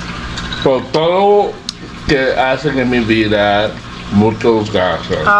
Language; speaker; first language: Spanish; non-native, learner; English